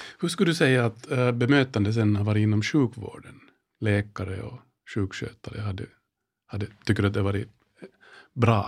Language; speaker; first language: Swedish; native; Swedish